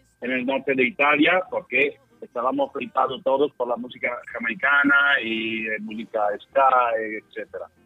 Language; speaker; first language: Spanish; non-native, learner; Italian